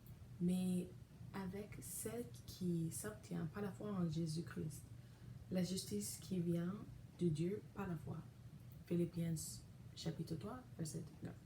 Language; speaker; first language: French; non-native, learner; English